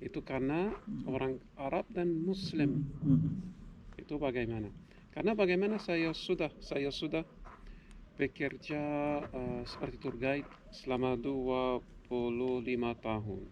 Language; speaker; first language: Indonesian; non-native, learner; Arabic